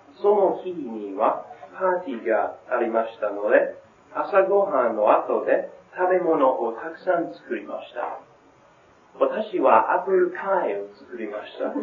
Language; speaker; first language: Japanese; non-native, learner; English